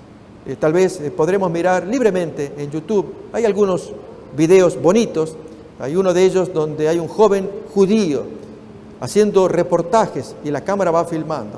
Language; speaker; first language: Spanish; native; Spanish